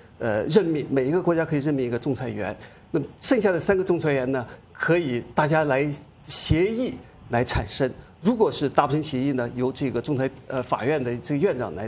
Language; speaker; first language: Chinese; native; Chinese